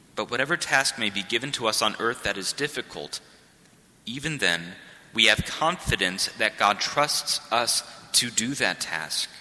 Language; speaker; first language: English; native; English